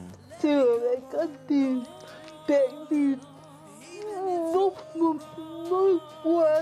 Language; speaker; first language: Vietnamese; early bilingual, heritage; Vietnamese